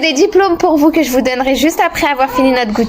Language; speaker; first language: French; native; French